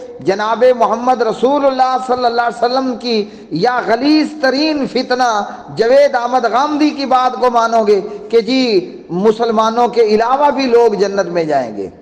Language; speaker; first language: Urdu; non-native, local second language; Saraiki